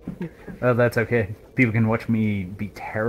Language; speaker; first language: English; native; English